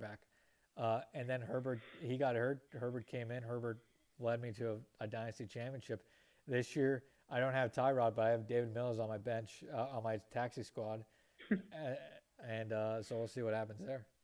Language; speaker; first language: English; native; English